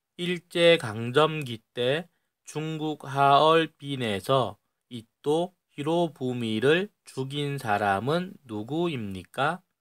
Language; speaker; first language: Korean; native; Korean